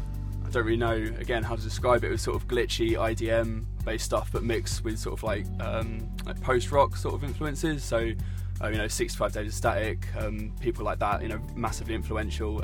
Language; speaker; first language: English; native; English